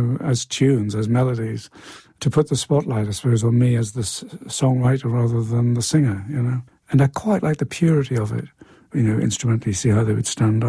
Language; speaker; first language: English; native; English